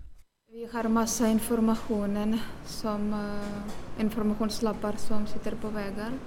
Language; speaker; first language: Swedish; non-native, learner; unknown